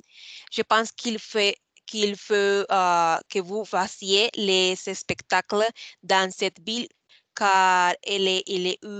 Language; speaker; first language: French; non-native, learner; Spanish